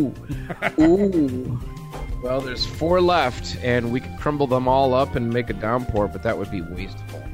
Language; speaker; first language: English; native; English